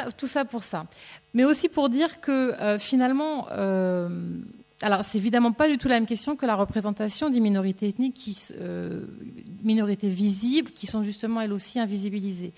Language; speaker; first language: French; native; French